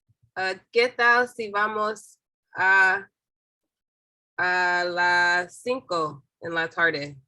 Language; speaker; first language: Spanish; non-native, learner; English